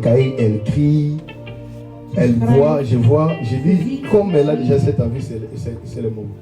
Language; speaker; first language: French; non-native, local second language; Lingala